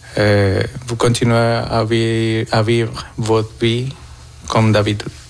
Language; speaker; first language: French; non-native, fluent; Spanish